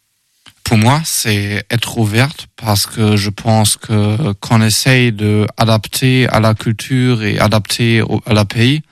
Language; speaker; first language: French; non-native, learner; German